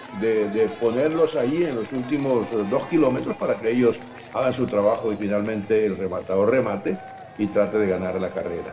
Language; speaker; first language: Spanish; native; Spanish